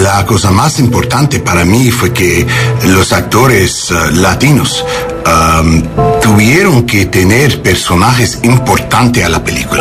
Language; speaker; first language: Spanish; non-native, learner; English